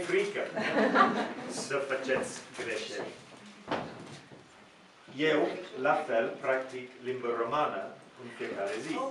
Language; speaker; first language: Romanian; non-native, learner; English